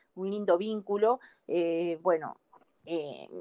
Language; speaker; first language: Spanish; native; Spanish